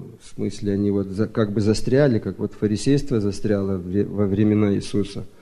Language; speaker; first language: Russian; non-native, fluent; Lithuanian